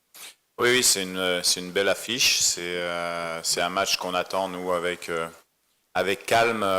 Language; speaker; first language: French; native; French